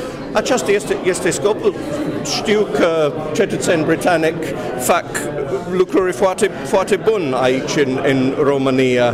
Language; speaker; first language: Romanian; non-native, fluent; English